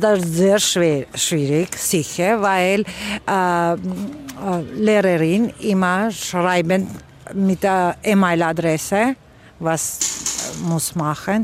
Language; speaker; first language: German; non-native, learner; Armenian